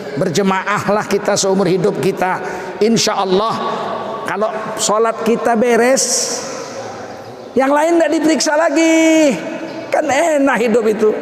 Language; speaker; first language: Indonesian; native; Indonesian